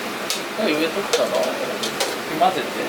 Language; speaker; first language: Japanese; native; Japanese